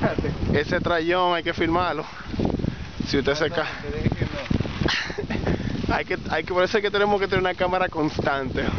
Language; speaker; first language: Spanish; native; Spanish